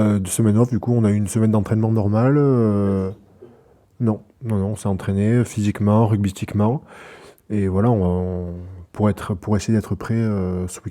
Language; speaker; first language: French; native; French